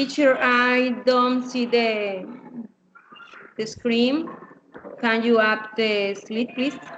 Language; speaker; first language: English; non-native, learner; Spanish